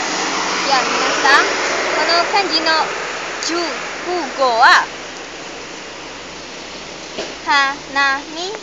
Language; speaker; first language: Japanese; non-native, learner; Indonesian